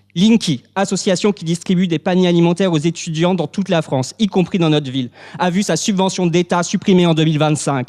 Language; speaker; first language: French; native; French